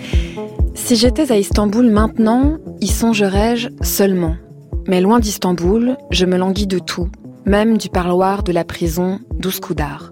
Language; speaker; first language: French; native; French